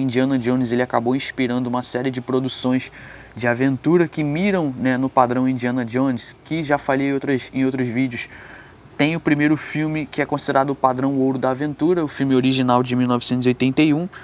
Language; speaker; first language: Portuguese; native; Portuguese